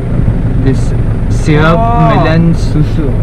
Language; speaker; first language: English; non-native, fluent; Hindi